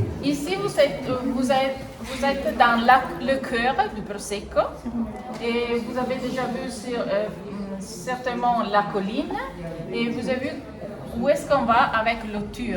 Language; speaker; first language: French; non-native, fluent; Italian